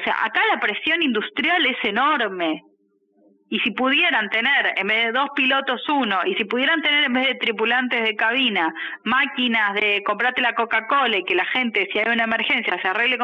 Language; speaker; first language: Spanish; native; Spanish